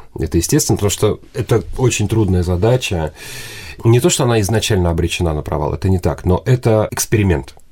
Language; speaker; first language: Russian; native; Russian